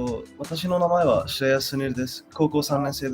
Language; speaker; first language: Japanese; non-native, learner; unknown